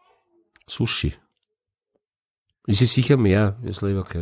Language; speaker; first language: German; native; German